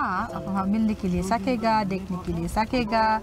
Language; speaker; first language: Hindi; non-native, local second language; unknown